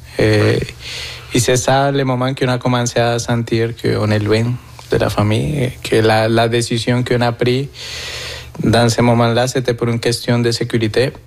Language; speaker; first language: French; non-native, fluent; Spanish